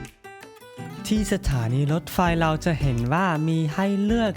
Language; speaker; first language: Thai; non-native, fluent; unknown